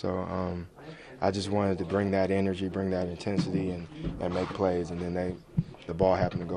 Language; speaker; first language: English; native; English